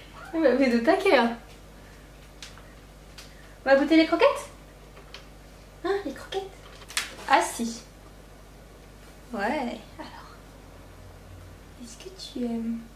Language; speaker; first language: French; native; French